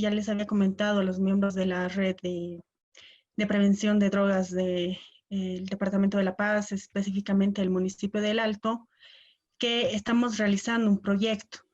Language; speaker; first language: Spanish; native; Spanish